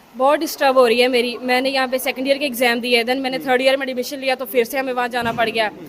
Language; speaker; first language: Urdu; non-native, local second language; Punjabi